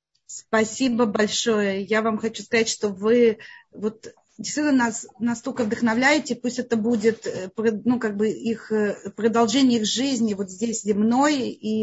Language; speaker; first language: Russian; native; Russian